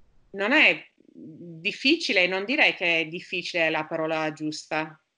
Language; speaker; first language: Italian; non-native, fluent; English